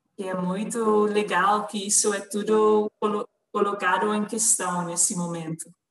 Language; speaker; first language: Portuguese; non-native, fluent; Dutch